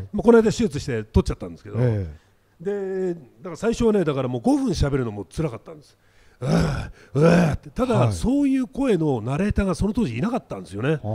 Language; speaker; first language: Japanese; native; Japanese